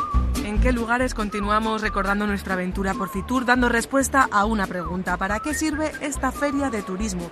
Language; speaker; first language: Spanish; native; Spanish